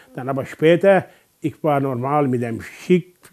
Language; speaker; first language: German; non-native, learner; Turkish